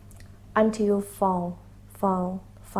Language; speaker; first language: English; non-native, learner; Thai